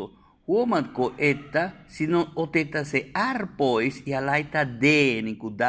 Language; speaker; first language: Finnish; non-native, fluent; Spanish